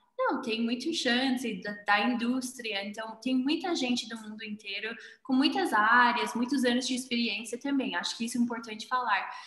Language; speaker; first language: Portuguese; non-native, fluent; English